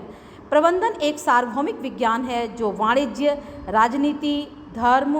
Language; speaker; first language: Hindi; native; Hindi